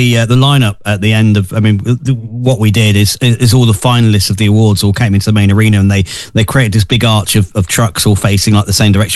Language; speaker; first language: English; native; English